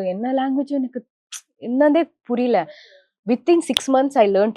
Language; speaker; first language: Tamil; non-native, local second language; Kannada